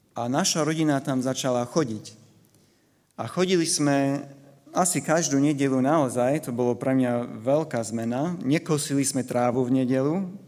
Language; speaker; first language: Slovak; non-native, fluent; English